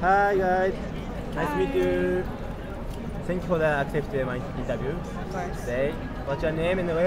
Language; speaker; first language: English; non-native, learner; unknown